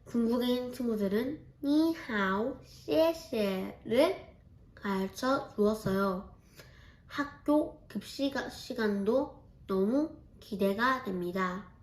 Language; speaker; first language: Korean; early bilingual, heritage; Korean